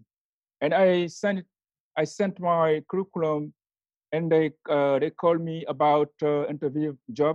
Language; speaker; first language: English; non-native, learner; Wolof